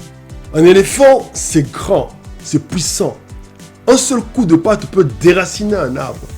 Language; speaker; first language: French; non-native, local second language; Lingala